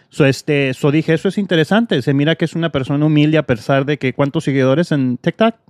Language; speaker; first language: Spanish; early bilingual, heritage; Spanish